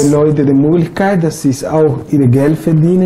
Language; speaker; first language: German; non-native, fluent; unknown